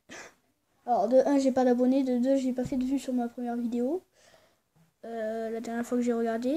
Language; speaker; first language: French; native; French